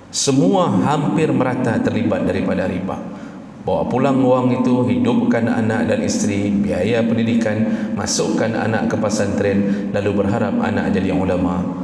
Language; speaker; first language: Malay; non-native, local second language; Achinese